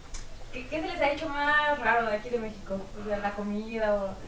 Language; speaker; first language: Spanish; native; Spanish